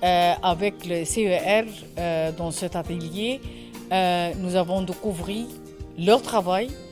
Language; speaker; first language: French; non-native, learner; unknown